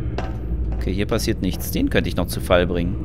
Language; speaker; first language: German; native; German